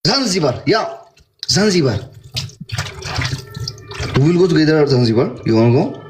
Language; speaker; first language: English; non-native, learner; Amharic